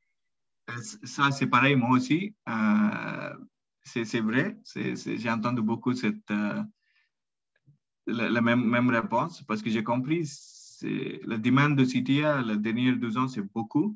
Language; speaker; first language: French; non-native, learner; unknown